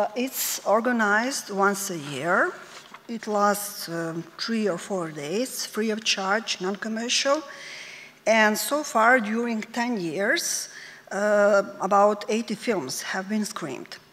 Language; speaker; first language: English; non-native, fluent; Serbian